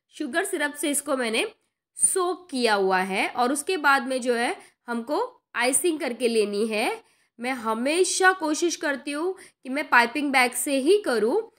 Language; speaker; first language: Hindi; non-native, local second language; Marathi